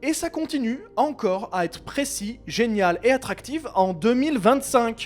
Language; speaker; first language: French; native; French